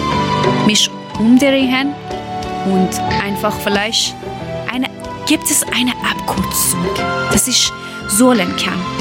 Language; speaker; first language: German; non-native, learner; Persian